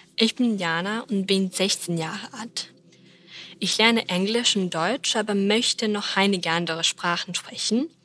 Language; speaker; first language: German; non-native, learner; Serbian